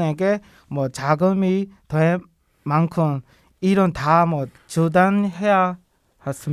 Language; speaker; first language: Korean; non-native, learner; Burmese